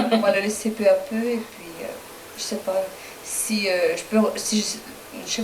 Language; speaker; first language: French; non-native, learner; Spanish